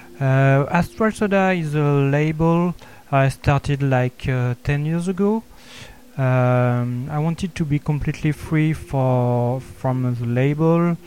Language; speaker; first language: English; non-native, learner; French